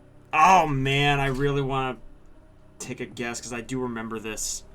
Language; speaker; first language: English; native; English